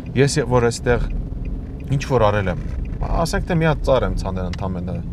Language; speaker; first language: Armenian; early bilingual, heritage; Armenian